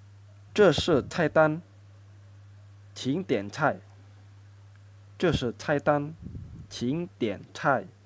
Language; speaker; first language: Chinese; non-native, fluent; Indonesian